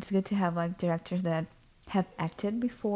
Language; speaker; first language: English; non-native, fluent; Portuguese